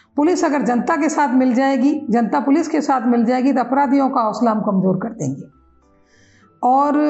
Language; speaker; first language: Hindi; native; Hindi